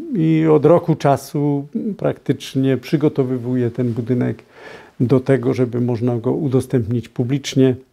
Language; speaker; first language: Polish; native; Polish